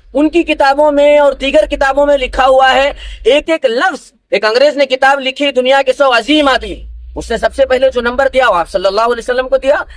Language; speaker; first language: Urdu; native; Urdu